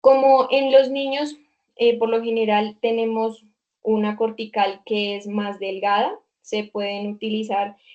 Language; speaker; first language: Spanish; native; Spanish